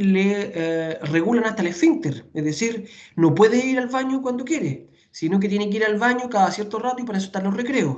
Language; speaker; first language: Spanish; native; Spanish